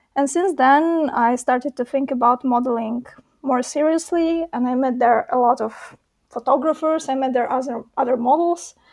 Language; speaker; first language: English; non-native, fluent; Russian